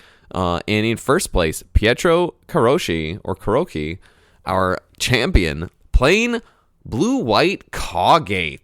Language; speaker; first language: English; native; English